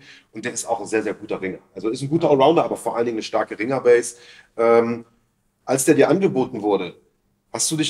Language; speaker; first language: German; native; German